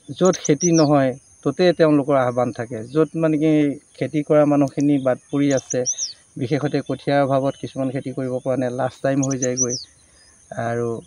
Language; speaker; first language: Assamese; native; Assamese